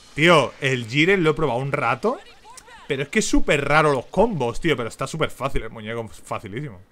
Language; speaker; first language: Spanish; native; Spanish